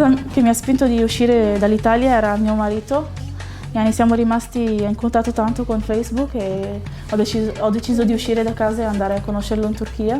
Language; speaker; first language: Italian; early bilingual, other home language; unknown